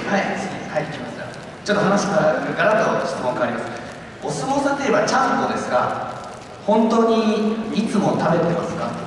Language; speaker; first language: Japanese; native; Japanese